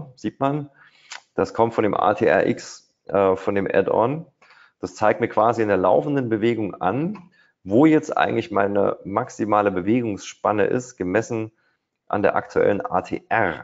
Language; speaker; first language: German; native; German